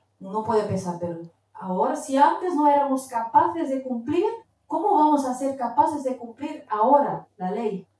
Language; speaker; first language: Spanish; non-native, fluent; Portuguese